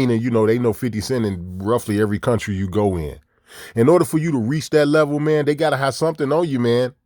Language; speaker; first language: English; native; English